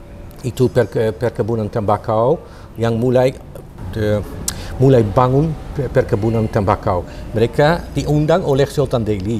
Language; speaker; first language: Indonesian; non-native, fluent; Dutch